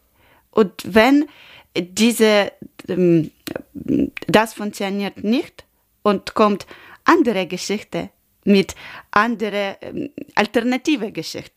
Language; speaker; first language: German; non-native, learner; Ukrainian